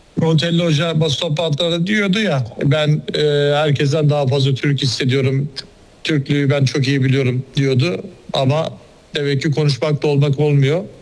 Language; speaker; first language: Turkish; native; Turkish